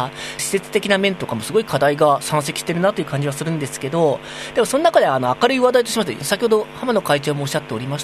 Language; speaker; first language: Japanese; native; Japanese